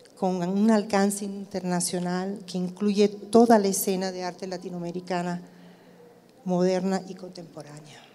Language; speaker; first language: Spanish; native; Spanish